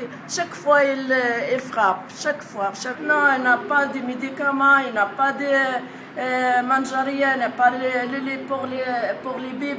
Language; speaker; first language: French; non-native, learner; Arabic